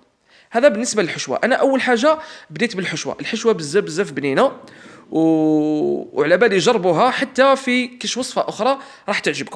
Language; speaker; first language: Arabic; native; Arabic